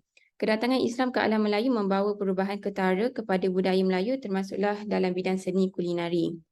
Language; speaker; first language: Malay; native; Malay